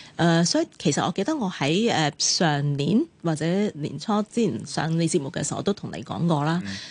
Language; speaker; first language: Cantonese; native; Cantonese